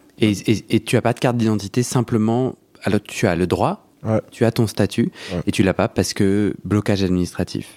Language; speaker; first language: French; native; French